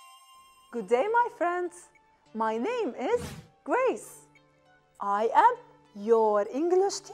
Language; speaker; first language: English; non-native, fluent; Arabic